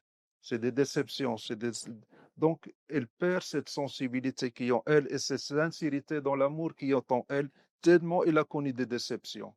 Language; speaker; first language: French; non-native, local second language; Arabic